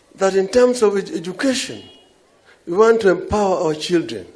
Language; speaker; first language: English; non-native, local second language; Luo (Kenya and Tanzania)